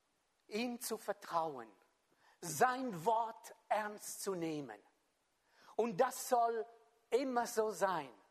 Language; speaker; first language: German; non-native, fluent; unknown